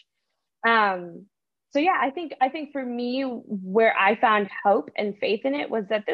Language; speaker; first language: English; early bilingual, other home language; Spanish